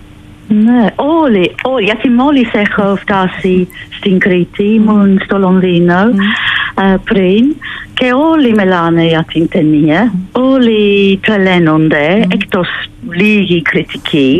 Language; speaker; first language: Greek; non-native, learner; English